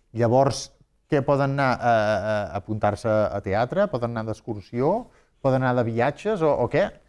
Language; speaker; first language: Catalan; native; Catalan